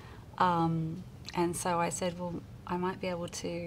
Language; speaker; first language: English; native; English